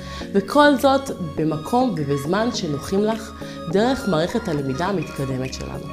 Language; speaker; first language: Hebrew; native; Hebrew